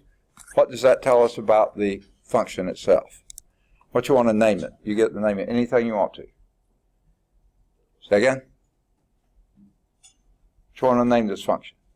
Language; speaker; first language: English; native; English